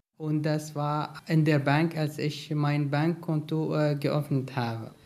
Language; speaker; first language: German; non-native, fluent; Arabic